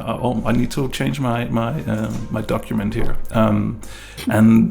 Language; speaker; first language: English; native; English